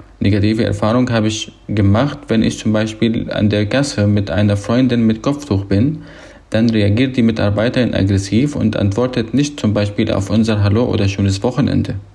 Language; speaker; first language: German; non-native, fluent; Arabic